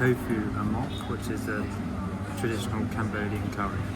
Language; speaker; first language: English; native; English